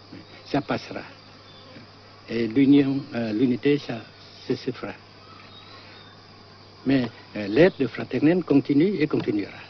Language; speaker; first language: French; non-native, local second language; Vietnamese